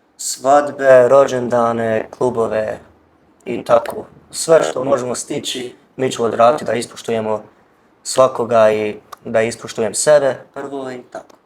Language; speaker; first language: Bosnian; early bilingual, heritage; Bosnian